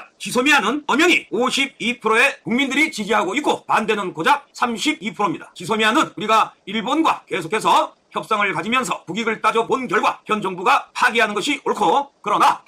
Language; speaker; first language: Korean; native; Korean